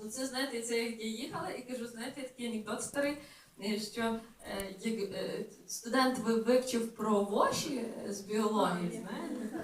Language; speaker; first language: Ukrainian; native; Ukrainian